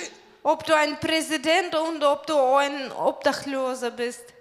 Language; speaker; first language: German; non-native, fluent; Russian